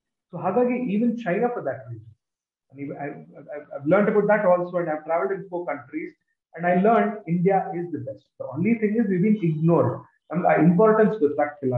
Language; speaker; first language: English; non-native, local second language; Kannada